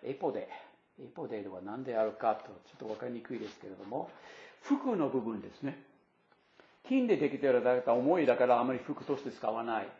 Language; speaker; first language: Japanese; non-native, fluent; English